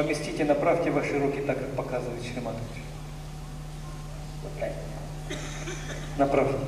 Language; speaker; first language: Russian; native; Russian